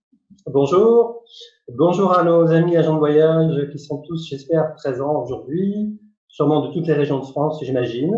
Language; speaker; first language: French; native; French